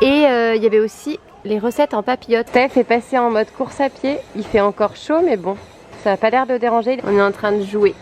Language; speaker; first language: French; native; French